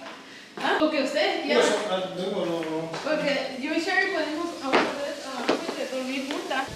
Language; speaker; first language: Spanish; early bilingual, heritage; Spanish